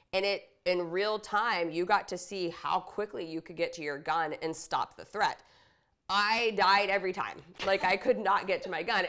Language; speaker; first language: English; native; English